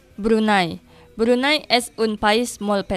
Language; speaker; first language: Catalan; non-native, learner; Indonesian